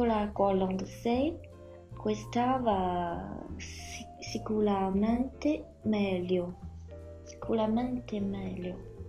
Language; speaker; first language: Italian; non-native, learner; Chinese